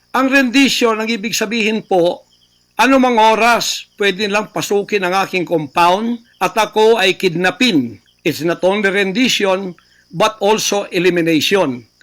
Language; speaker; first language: Filipino; native; Filipino